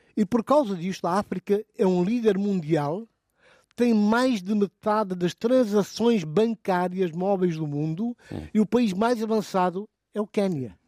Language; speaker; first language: Portuguese; non-native, local second language; Upper Guinea Crioulo